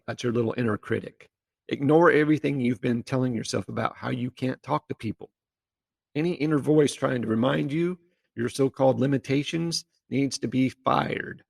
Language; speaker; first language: English; native; English